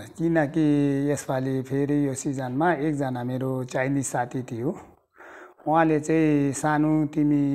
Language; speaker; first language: Nepali; non-native, local second language; Sherpa